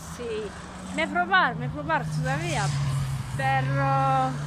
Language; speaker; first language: Spanish; non-native, learner; Norwegian